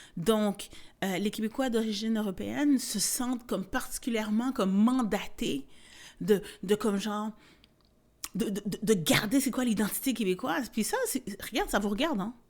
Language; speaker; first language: French; native; French